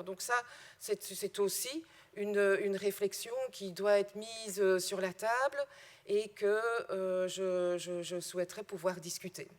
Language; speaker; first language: French; native; French